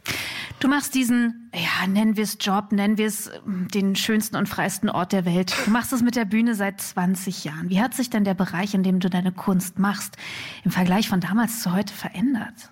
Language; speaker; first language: German; native; German